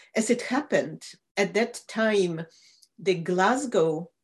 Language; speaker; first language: English; non-native, fluent; Polish